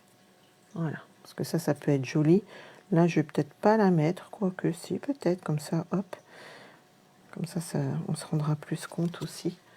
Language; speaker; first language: French; native; French